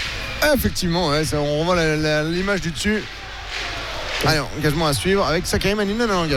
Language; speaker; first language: French; native; French